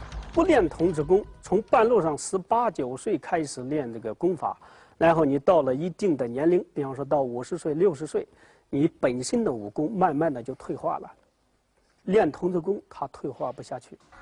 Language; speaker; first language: Chinese; native; Chinese